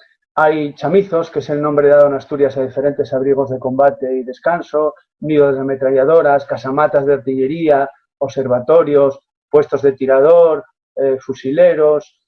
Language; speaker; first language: Spanish; native; Spanish